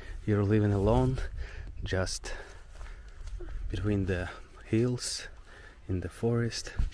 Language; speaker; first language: English; non-native, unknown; Ukrainian